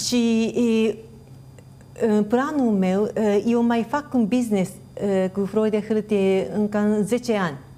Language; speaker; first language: Romanian; non-native, fluent; Japanese